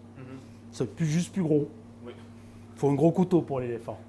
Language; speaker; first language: French; native; French